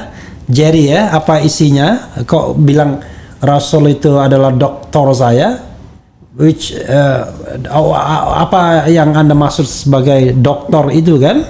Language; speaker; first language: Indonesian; native; Indonesian